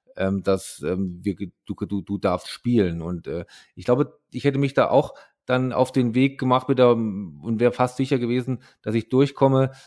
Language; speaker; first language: German; native; German